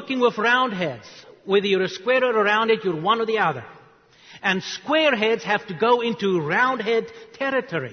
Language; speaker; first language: English; non-native, local second language; Afrikaans